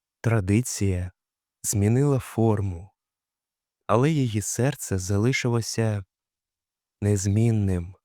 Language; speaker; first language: Ukrainian; native; Ukrainian